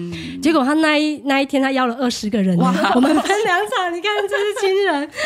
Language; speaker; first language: Chinese; native; Chinese